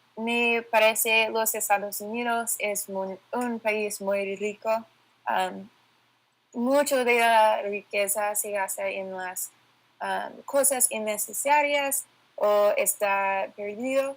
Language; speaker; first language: Spanish; non-native, learner; English